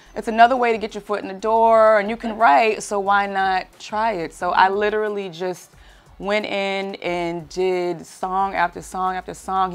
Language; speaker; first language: English; native; English